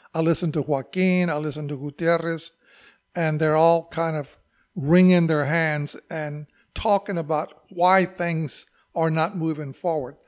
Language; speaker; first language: English; native; English